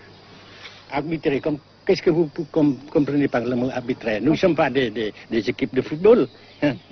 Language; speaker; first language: French; non-native, local second language; Vietnamese